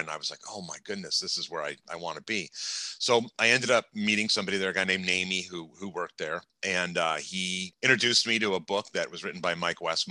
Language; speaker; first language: English; native; English